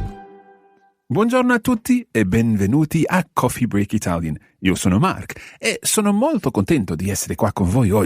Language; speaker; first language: Italian; non-native, fluent; English